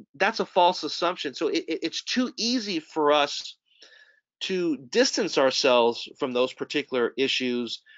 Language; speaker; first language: English; native; English